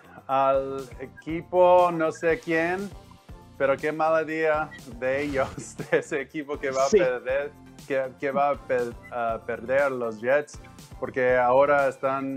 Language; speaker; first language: Spanish; non-native, learner; English